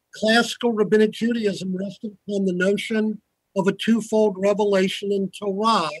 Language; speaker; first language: English; native; English